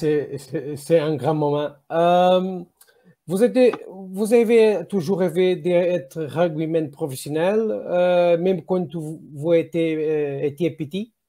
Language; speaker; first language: French; non-native, learner; Portuguese